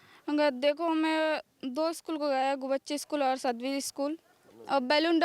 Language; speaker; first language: Hindi; early bilingual, other home language; Bangla